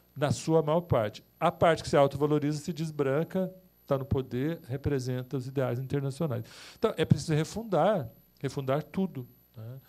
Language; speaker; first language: Portuguese; native; Portuguese